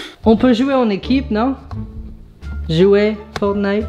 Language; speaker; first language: French; early bilingual, other home language; English